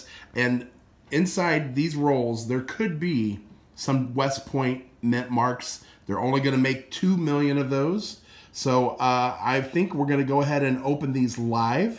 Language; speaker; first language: English; native; English